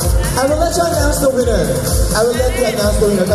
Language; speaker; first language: English; non-native, local second language; Filipino